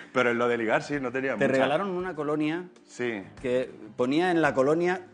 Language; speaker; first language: Spanish; native; Spanish